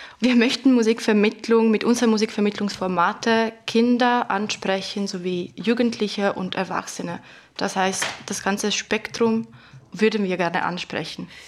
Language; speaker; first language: German; non-native, fluent; Italian